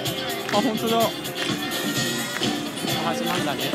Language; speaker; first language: Japanese; native; Japanese